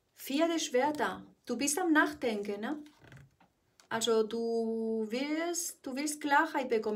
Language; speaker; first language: German; non-native, fluent; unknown